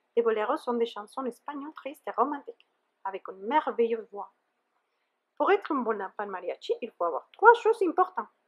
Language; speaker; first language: French; non-native, fluent; Spanish